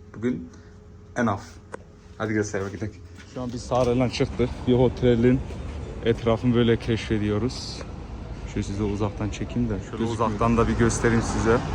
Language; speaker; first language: Turkish; early bilingual, heritage; Turkish